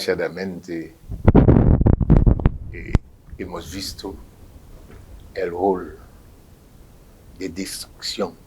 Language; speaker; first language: Spanish; non-native, fluent; French